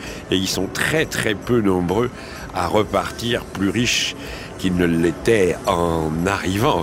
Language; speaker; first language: French; native; French